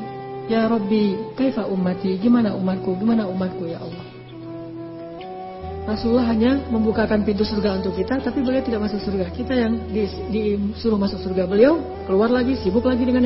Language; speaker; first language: Indonesian; native; Indonesian